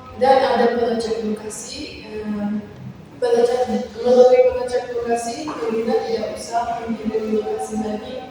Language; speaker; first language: Indonesian; non-native, learner; Uzbek